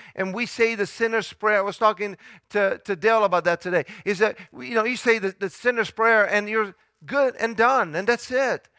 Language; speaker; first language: English; early bilingual, other home language; Italian